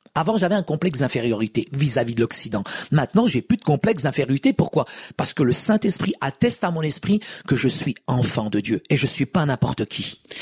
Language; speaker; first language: French; early bilingual, other home language; Arabic